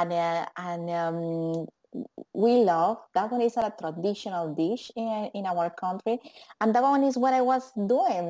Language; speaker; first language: English; non-native, fluent; Spanish